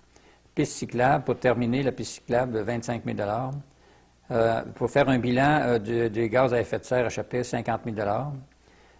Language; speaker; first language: French; native; French